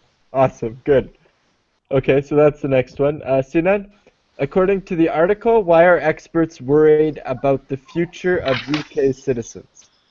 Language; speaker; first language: English; non-native, fluent; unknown